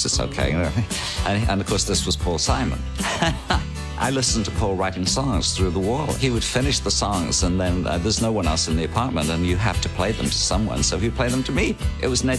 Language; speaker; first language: English; native; English